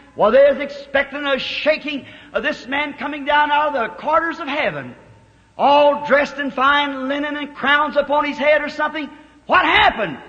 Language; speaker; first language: English; native; English